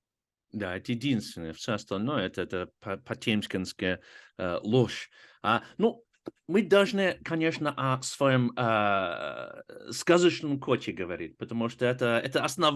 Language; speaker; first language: Russian; non-native, fluent; English